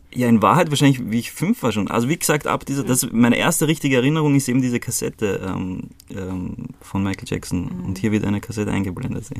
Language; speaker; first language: German; early bilingual, other home language; Croatian